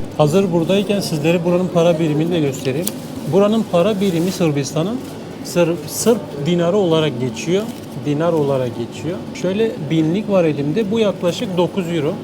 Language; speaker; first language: Turkish; native; Turkish